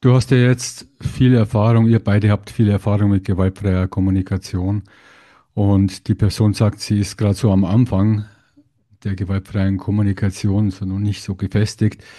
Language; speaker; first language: German; native; German